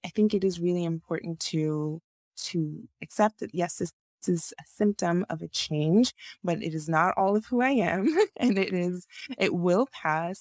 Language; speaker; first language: English; non-native, local second language; Yoruba